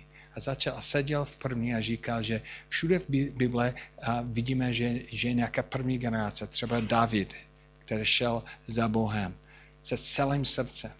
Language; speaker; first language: Czech; non-native, fluent; English